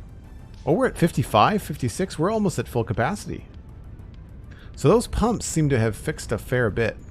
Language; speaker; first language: English; native; English